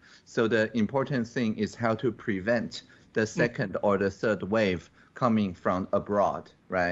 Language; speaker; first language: English; non-native, fluent; Chinese